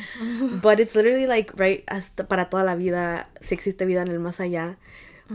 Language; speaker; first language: Spanish; early bilingual, heritage; Spanish